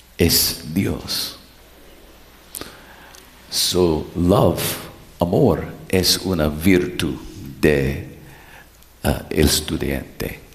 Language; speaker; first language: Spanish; non-native, learner; English